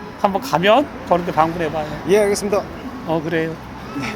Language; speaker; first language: Korean; native; Korean